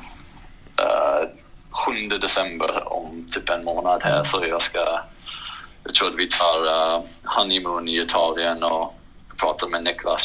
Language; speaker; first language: Swedish; non-native, fluent; English